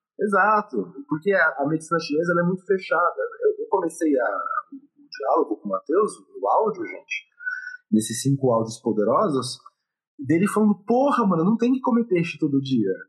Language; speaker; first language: Portuguese; native; Portuguese